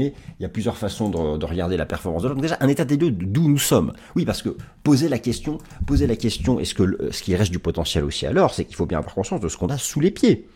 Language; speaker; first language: French; native; French